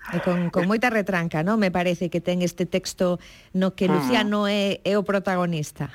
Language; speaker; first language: Galician; native; Galician